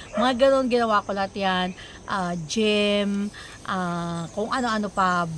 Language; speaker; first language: Filipino; non-native, local second language; Iloko